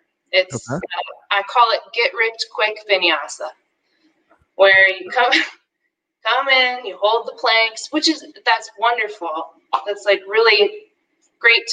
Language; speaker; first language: English; native; English